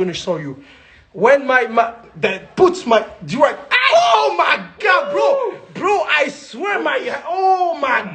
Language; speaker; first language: English; non-native, learner; French